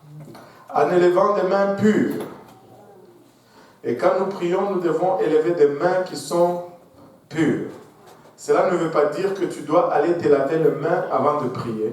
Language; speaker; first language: French; non-native, local second language; Swahili